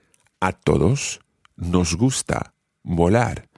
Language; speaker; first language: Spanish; non-native, fluent; English